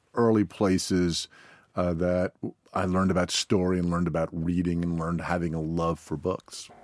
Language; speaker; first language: English; native; English